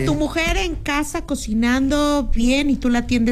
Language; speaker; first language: Spanish; native; Spanish